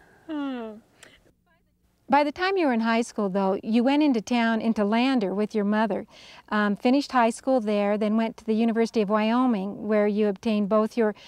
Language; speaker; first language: English; native; English